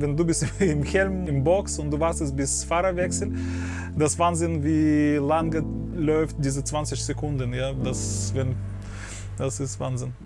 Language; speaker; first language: German; non-native, learner; Russian